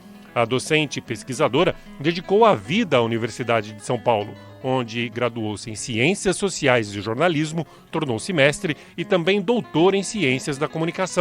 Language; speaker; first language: Portuguese; native; Portuguese